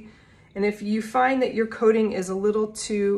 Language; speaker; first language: English; native; English